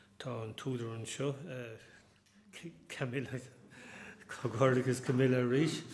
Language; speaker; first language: Irish; non-native, local second language; English